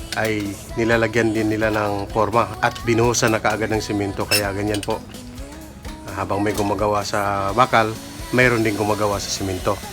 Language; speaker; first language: Filipino; non-native, local second language; Cebuano